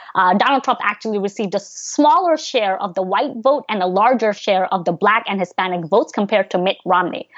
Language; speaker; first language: English; early bilingual, other home language; Bangla